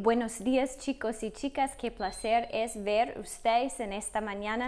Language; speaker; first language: Spanish; non-native, fluent; English